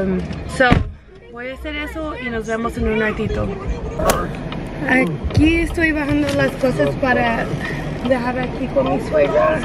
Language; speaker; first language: Spanish; non-native, learner; English